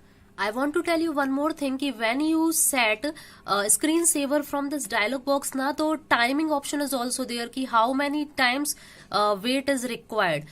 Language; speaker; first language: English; non-native, local second language; Hindi